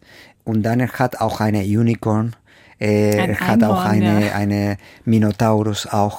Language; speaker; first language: German; non-native, fluent; Spanish